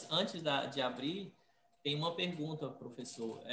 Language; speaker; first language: Portuguese; native; Portuguese